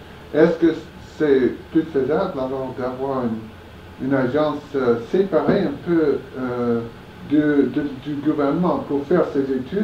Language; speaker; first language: French; non-native, fluent; English